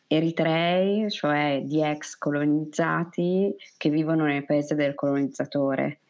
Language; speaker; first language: Italian; native; Italian